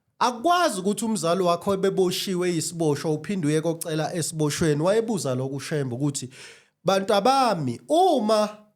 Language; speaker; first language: Zulu; native; Zulu